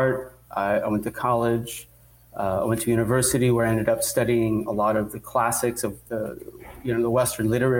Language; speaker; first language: English; native; English